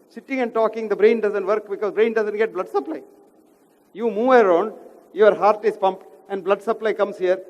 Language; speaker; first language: English; non-native, local second language; Kannada